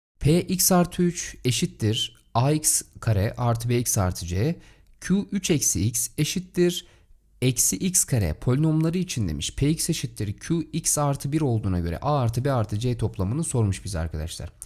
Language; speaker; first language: Turkish; native; Turkish